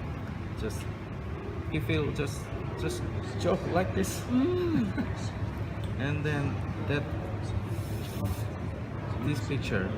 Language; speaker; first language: English; non-native, learner; Korean